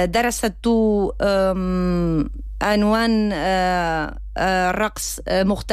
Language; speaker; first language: Arabic; non-native, learner; Spanish